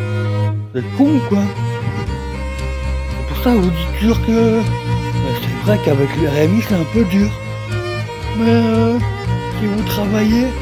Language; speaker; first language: French; native; French